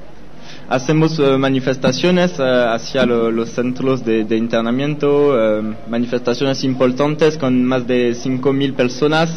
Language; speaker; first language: Spanish; non-native, learner; French